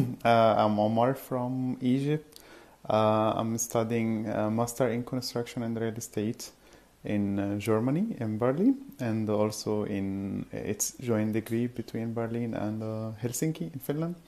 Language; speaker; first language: English; non-native, fluent; Arabic